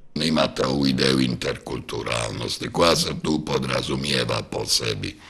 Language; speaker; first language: Croatian; native; Croatian